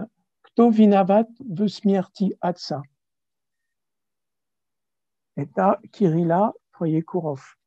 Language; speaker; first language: Russian; non-native, learner; French